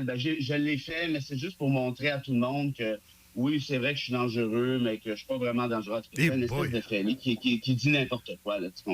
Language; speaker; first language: French; native; French